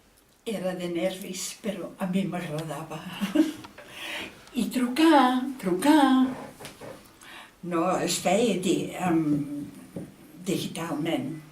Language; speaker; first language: Catalan; non-native, fluent; Dutch